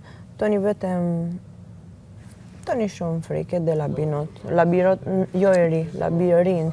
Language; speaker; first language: Albanian; early bilingual, heritage; Albanian